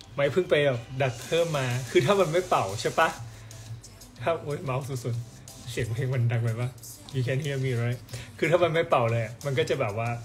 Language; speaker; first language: Thai; native; Thai